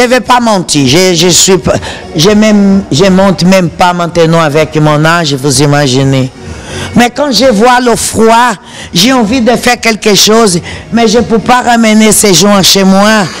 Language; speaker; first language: French; non-native, fluent; Portuguese